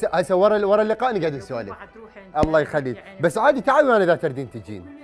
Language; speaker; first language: Arabic; native; Arabic